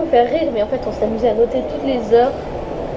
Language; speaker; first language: French; native; French